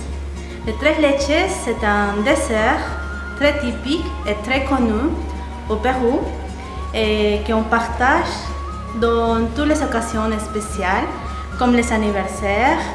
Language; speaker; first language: French; non-native, learner; Spanish